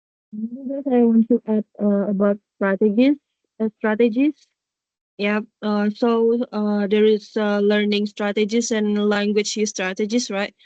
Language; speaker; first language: English; non-native, learner; Indonesian